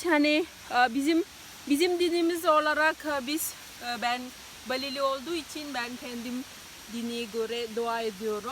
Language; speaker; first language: Turkish; non-native, learner; Indonesian